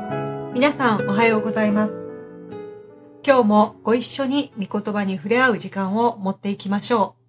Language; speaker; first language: Japanese; native; Japanese